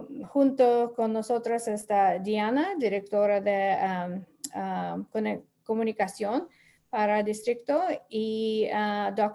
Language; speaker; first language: Spanish; non-native, fluent; English